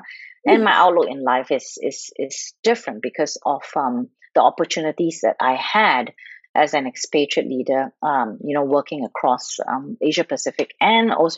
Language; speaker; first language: English; non-native, local second language; Cantonese